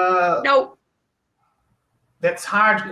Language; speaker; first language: English; non-native, learner; Portuguese